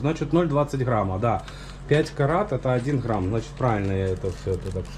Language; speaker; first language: Russian; native; Russian